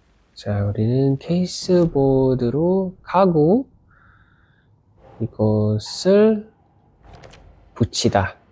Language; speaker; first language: Korean; non-native, learner; Indonesian